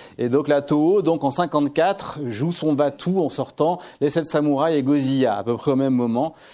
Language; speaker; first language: French; native; French